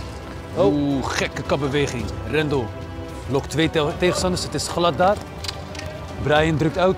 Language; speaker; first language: Dutch; native; Dutch